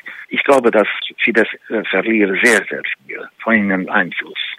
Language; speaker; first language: German; non-native, fluent; Hungarian